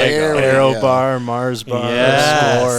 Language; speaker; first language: English; native; English